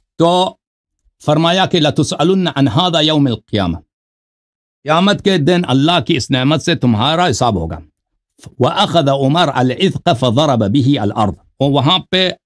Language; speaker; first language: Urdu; non-native, fluent; Persian